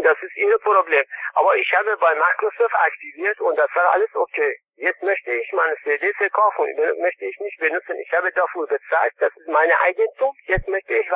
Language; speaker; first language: German; non-native, fluent; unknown